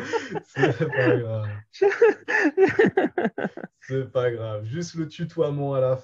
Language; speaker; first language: French; native; French